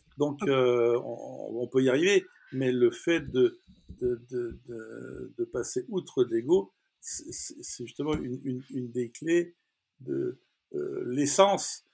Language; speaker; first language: French; native; French